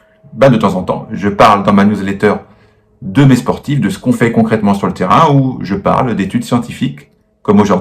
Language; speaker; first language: French; native; French